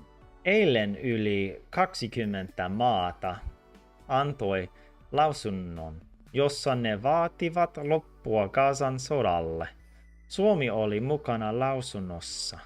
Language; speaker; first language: Finnish; non-native, learner; English